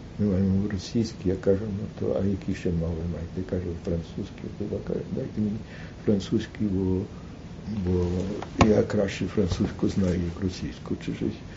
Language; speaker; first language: Ukrainian; early bilingual, heritage; Ukrainian